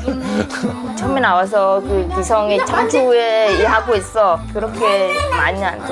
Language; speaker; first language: Korean; non-native, learner; Vietnamese